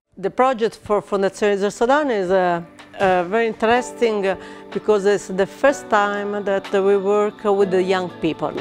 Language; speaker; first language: English; non-native, learner; Italian